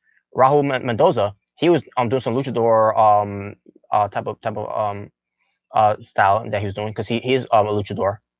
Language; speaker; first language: English; native; English